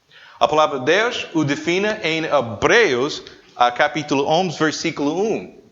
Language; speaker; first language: Portuguese; non-native, learner; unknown